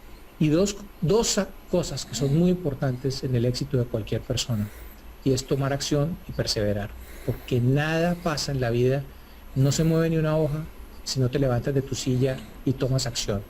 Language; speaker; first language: Spanish; native; Spanish